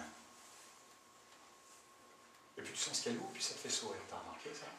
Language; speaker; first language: French; native; French